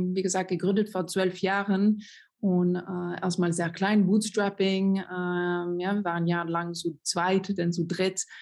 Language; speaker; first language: German; non-native, fluent; French